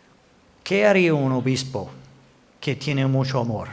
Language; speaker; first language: Spanish; non-native, fluent; English